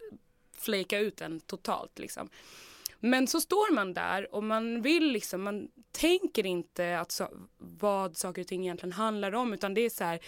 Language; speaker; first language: Swedish; native; Swedish